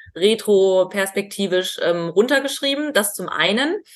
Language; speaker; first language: German; native; German